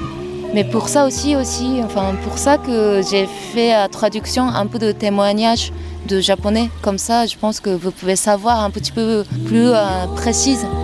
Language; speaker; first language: French; non-native, learner; Japanese